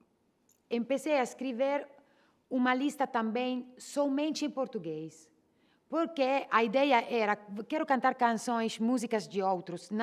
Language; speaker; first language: Portuguese; non-native, learner; Italian